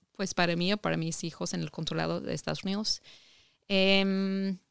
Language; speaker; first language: Spanish; non-native, fluent; English